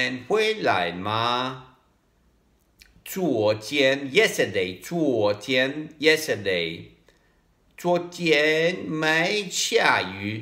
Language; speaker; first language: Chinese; non-native, learner; Italian